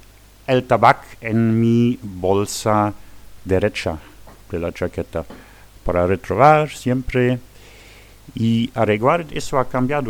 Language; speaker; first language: Spanish; non-native, learner; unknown